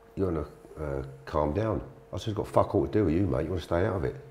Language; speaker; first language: English; native; English